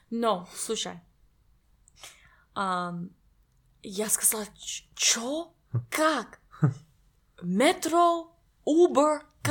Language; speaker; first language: Russian; non-native, learner; English